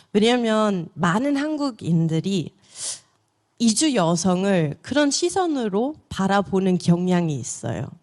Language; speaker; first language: Korean; non-native, fluent; German